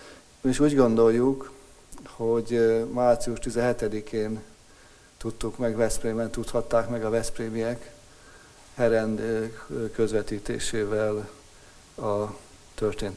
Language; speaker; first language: Hungarian; native; Hungarian